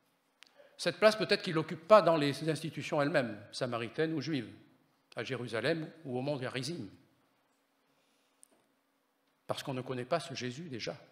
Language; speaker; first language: French; native; French